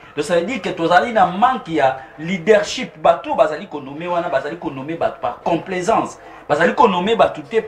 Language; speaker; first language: Lingala; native; Lingala